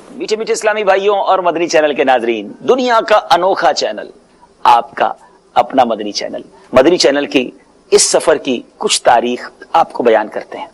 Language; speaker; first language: Urdu; native; Urdu